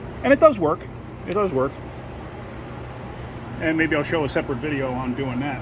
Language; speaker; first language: English; native; English